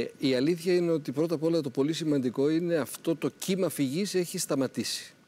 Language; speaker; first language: Greek; native; Greek